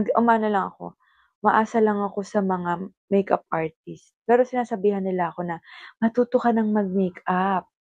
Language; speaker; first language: Filipino; native; Filipino